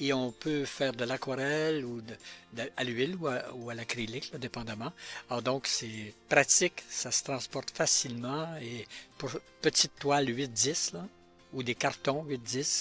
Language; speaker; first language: French; native; French